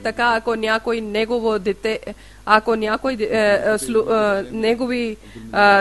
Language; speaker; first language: Bulgarian; non-native, learner; Urdu